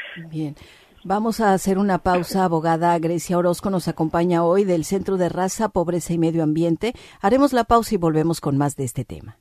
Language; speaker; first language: Spanish; native; Spanish